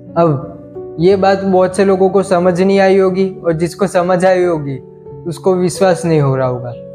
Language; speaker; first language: Hindi; non-native, local second language; Gujarati